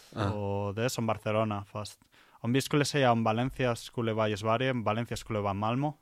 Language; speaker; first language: Swedish; non-native, fluent; Spanish